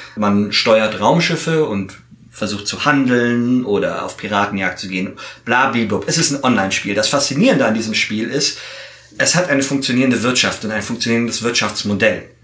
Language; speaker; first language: German; native; German